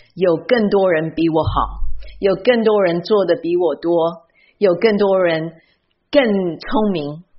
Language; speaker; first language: Chinese; early bilingual, heritage; Chinese